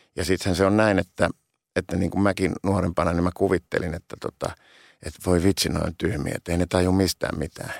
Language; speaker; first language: Finnish; native; Finnish